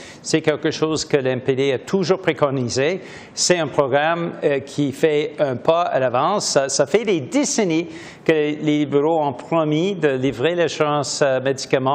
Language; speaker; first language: French; native; French